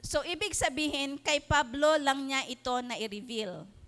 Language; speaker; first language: Filipino; native; Filipino